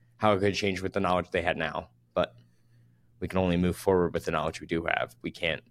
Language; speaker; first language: English; native; English